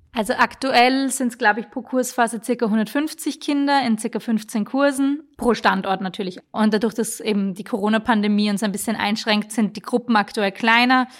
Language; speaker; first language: German; native; German